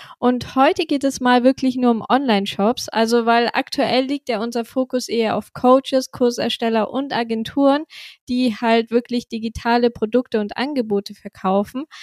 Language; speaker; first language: German; native; German